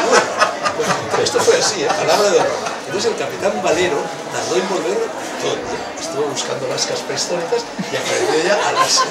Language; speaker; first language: Spanish; native; Spanish